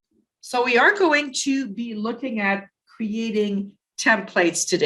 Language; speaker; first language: English; native; English